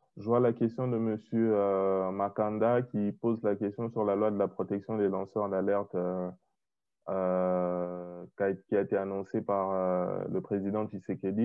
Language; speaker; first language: French; non-native, local second language; Lingala